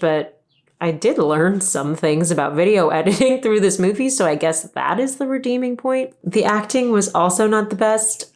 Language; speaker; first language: English; native; English